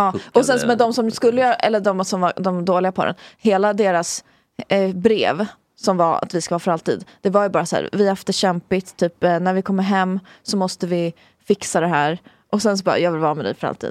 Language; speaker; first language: Swedish; native; Swedish